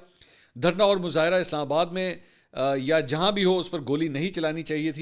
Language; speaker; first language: Urdu; native; Urdu